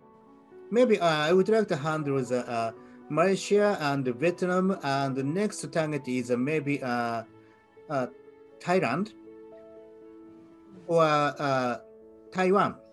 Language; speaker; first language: English; non-native, learner; Japanese